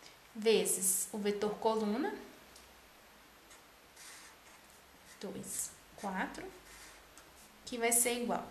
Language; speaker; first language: Portuguese; native; Portuguese